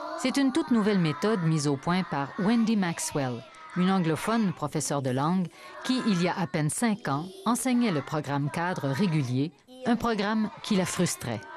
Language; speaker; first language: French; native; French